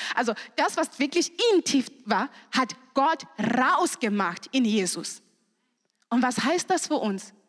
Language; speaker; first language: German; non-native, fluent; Shona